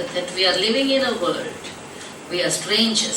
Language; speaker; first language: English; non-native, local second language; Tamil